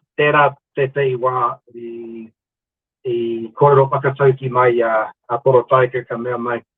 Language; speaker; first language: Māori; non-native, local second language; English